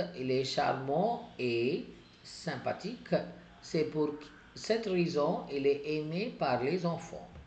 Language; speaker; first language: French; non-native, fluent; Tamil